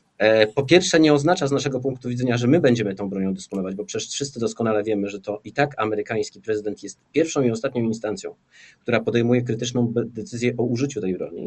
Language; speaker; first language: Polish; native; Polish